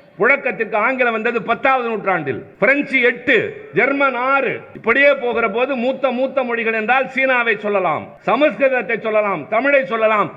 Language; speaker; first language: Tamil; native; Tamil